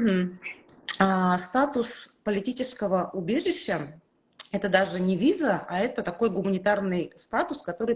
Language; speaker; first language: Russian; native; Russian